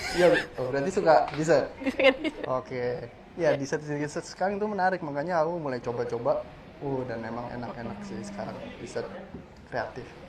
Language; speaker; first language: Indonesian; native; Indonesian